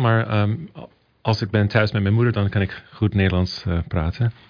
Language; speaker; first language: Dutch; early bilingual, heritage; Dutch